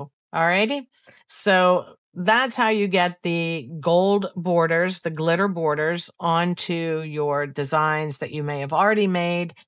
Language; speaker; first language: English; native; English